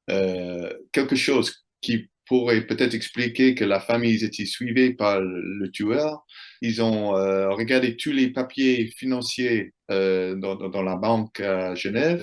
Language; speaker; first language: French; non-native, fluent; English